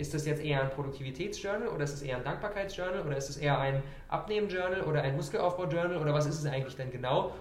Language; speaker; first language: German; native; German